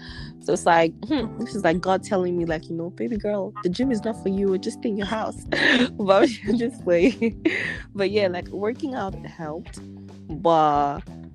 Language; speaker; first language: English; non-native, local second language; Yoruba